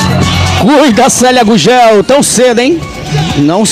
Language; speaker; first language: Portuguese; native; Portuguese